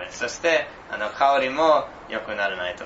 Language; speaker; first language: Japanese; non-native, fluent; English